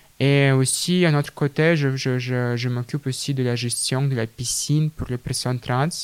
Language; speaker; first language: French; non-native, fluent; Russian